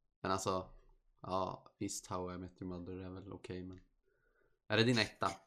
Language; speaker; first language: Swedish; native; Swedish